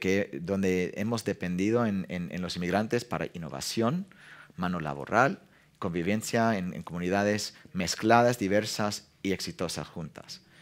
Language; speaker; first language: Spanish; non-native, fluent; English